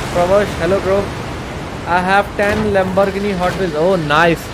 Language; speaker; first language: Hindi; native; Hindi